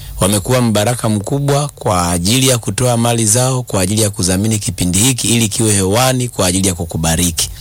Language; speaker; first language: Swahili; native; Swahili